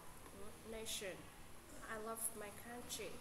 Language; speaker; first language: English; non-native, learner; Vietnamese